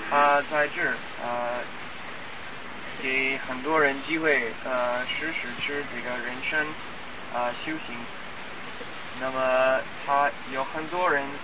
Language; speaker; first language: Chinese; non-native, fluent; English